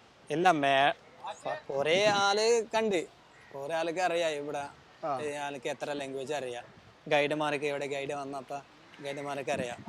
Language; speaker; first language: Malayalam; non-native, local second language; Hindi